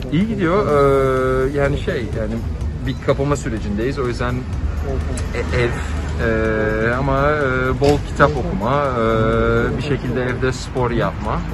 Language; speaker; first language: Turkish; early bilingual, heritage; Turkish